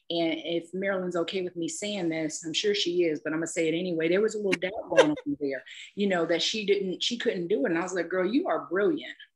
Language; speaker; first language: English; native; English